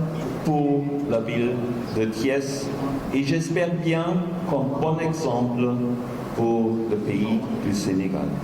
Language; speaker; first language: French; non-native, fluent; German